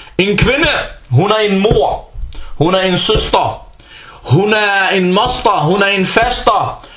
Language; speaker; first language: Danish; early bilingual, other home language; Arabic